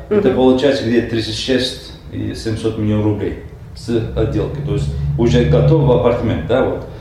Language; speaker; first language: Russian; non-native, learner; Turkish